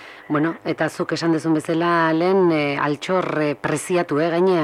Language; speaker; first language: Basque; native; Basque